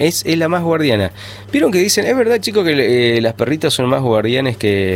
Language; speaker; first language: Spanish; native; Spanish